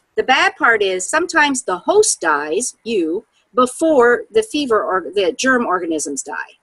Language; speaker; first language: English; native; English